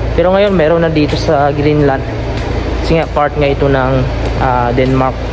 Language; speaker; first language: Filipino; non-native, local second language; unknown